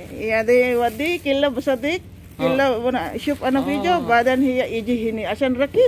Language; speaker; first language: Arabic; non-native, learner; Filipino